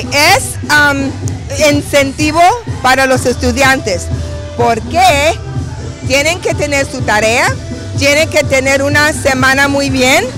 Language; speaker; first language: Spanish; early bilingual, heritage; Spanish